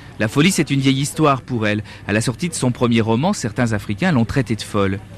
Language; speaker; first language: French; native; French